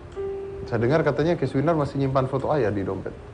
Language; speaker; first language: Indonesian; native; Indonesian